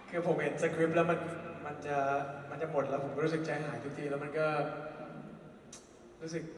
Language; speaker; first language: Thai; native; Thai